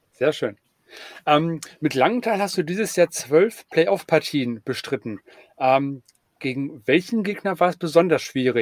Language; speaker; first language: German; native; German